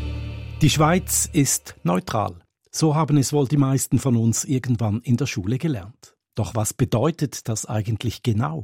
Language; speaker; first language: German; native; German